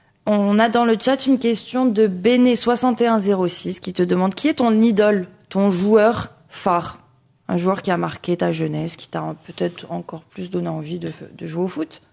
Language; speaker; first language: French; native; French